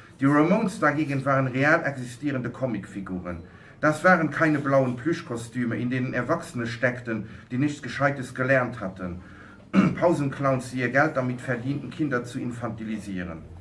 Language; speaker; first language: German; non-native, local second language; Luxembourgish